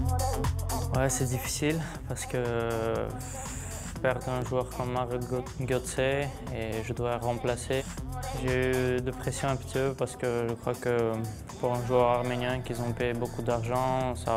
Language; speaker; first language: French; non-native, fluent; Armenian